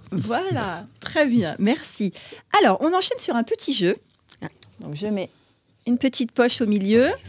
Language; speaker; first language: French; native; French